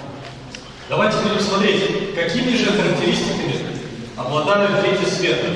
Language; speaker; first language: Russian; native; Russian